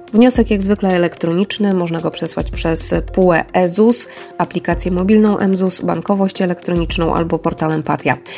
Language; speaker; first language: Polish; native; Polish